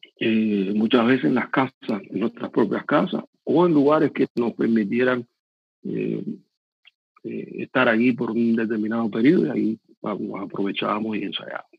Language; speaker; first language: Spanish; native; Spanish